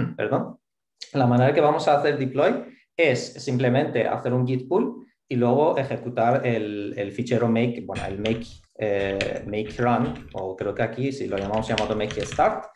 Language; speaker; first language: Spanish; non-native, fluent; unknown